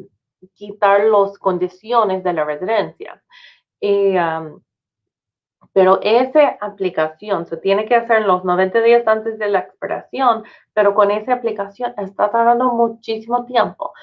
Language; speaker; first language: Spanish; non-native, fluent; English